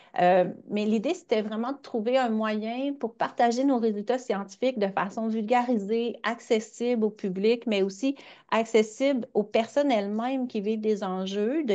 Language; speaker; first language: French; native; French